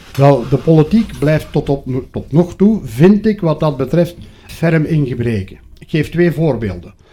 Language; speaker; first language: Dutch; native; Dutch